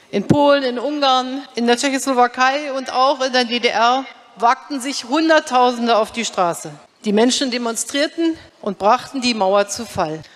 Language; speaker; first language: German; native; German